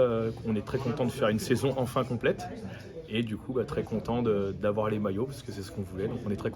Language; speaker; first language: French; native; French